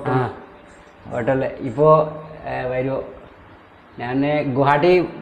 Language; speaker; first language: Malayalam; non-native, learner; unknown